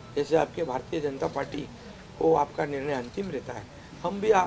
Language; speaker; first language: Hindi; non-native, local second language; Marathi